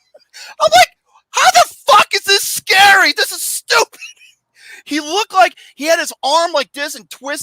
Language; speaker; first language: English; native; English